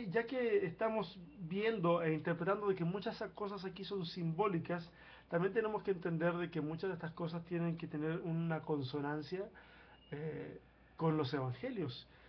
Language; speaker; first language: Spanish; native; Spanish